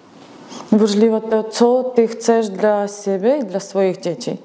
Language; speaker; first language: Polish; non-native, learner; Ukrainian